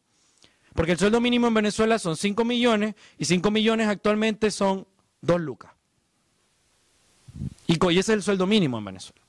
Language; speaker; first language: Spanish; native; Spanish